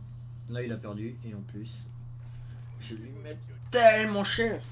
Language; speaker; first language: French; native; French